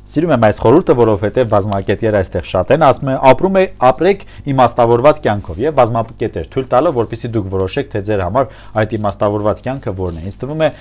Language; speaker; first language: Armenian; native; Armenian